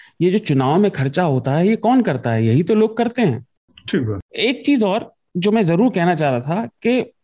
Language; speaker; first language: Hindi; native; Hindi